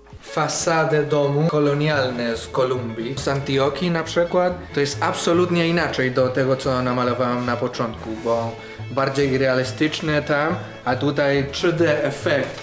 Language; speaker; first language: Polish; non-native, learner; Spanish